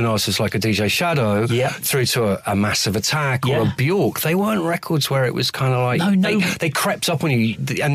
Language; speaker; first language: English; native; English